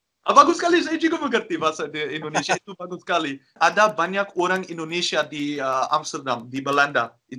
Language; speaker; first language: Indonesian; non-native, learner; Dutch